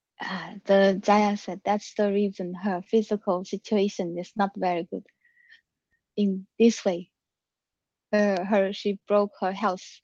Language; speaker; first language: English; non-native, learner; Chinese